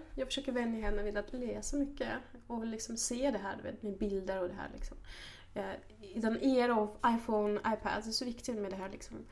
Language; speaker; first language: Swedish; non-native, fluent; Russian